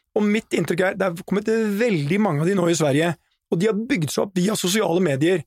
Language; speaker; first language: Norwegian; native; Norwegian